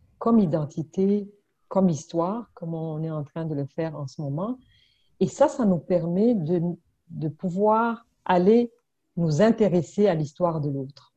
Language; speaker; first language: French; non-native, local second language; Kinyarwanda